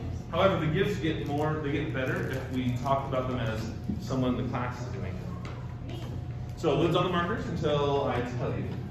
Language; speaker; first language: English; native; English